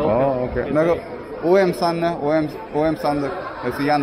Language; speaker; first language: Chinese; non-native, fluent; Kannada